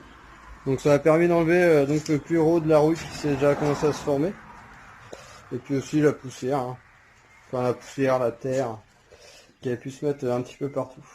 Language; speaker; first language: French; native; French